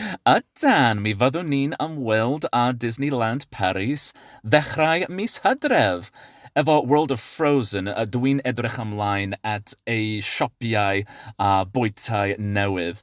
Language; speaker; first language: Welsh; non-native, learner; English